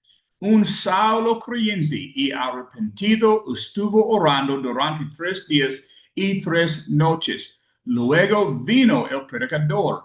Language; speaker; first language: Spanish; non-native, learner; English